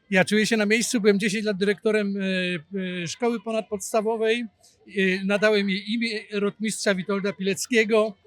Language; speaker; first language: Polish; native; Polish